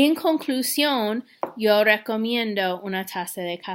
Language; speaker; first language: Spanish; non-native, fluent; English